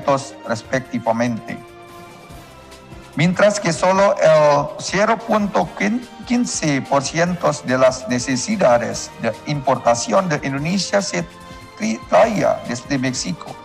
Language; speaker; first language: Spanish; non-native, learner; Indonesian